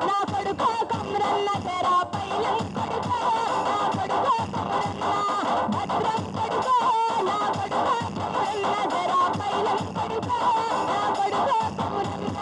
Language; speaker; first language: Telugu; native; Telugu